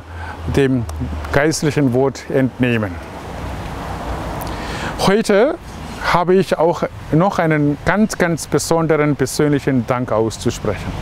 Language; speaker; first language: German; non-native, fluent; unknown